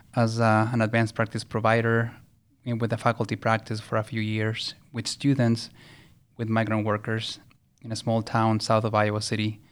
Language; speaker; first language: English; early bilingual, other home language; Spanish